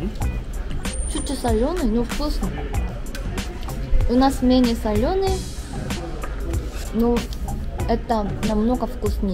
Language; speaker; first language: Russian; non-native, learner; Korean